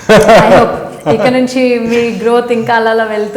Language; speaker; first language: Telugu; native; Telugu